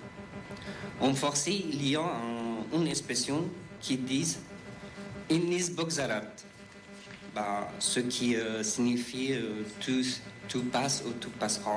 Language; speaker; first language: French; non-native, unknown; Persian